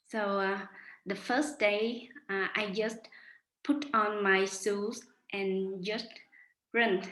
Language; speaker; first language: English; non-native, learner; Vietnamese